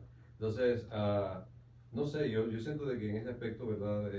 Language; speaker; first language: Spanish; native; Spanish